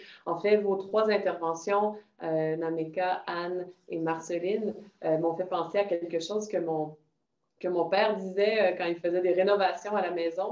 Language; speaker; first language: French; native; French